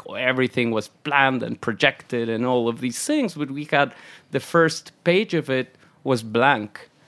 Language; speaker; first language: English; non-native, fluent; Spanish